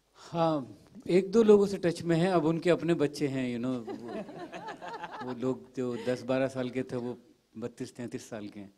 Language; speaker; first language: Hindi; native; Hindi